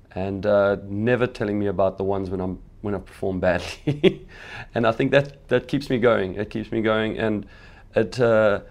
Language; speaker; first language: English; native; English